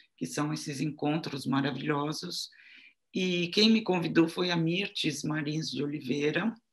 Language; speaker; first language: Portuguese; non-native, fluent; French